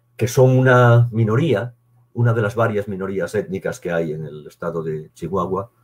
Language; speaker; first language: Spanish; native; Spanish